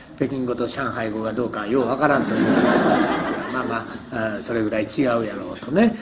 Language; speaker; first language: Japanese; native; Japanese